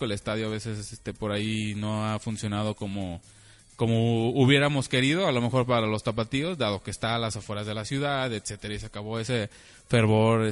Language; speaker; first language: Spanish; native; Spanish